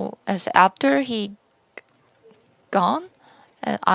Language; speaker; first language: English; non-native, learner; Korean